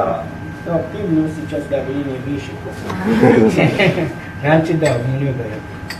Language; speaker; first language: Russian; non-native, learner; Persian